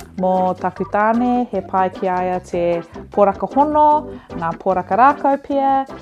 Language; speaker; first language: Māori; non-native, local second language; English